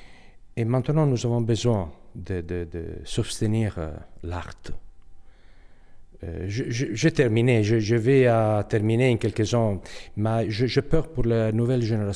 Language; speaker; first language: French; non-native, learner; Italian